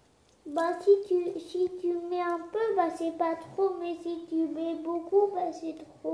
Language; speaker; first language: French; early bilingual, other home language; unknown